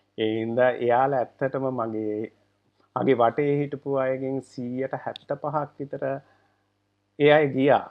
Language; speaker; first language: Sinhala; native; Sinhala